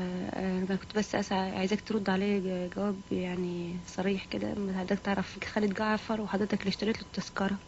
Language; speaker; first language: Arabic; native; Arabic